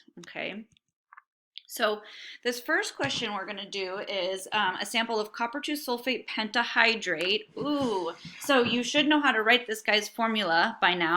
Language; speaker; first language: English; native; English